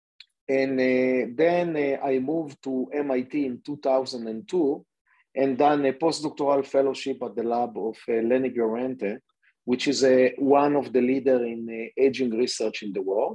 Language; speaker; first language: English; non-native, fluent; Hebrew